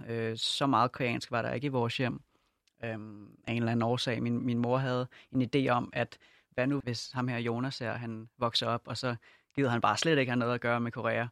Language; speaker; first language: Danish; native; Danish